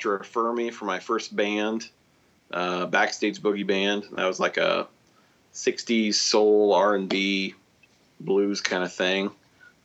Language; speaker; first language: English; native; English